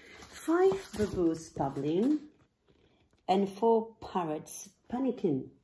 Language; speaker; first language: English; non-native, fluent; Spanish